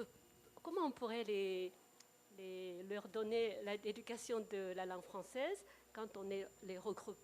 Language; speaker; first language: French; non-native, fluent; Japanese